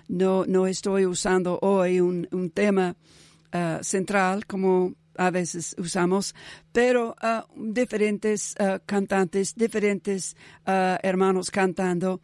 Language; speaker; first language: Spanish; non-native, fluent; English